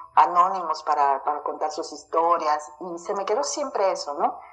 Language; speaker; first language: Spanish; native; Spanish